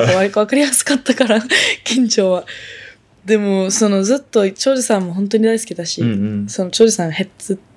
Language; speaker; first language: Japanese; non-native, local second language; English